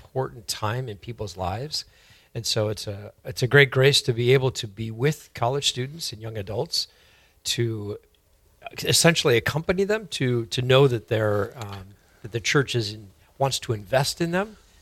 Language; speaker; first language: English; native; English